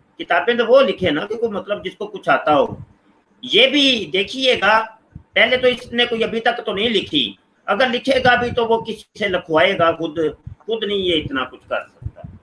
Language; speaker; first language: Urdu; non-native, local second language; Punjabi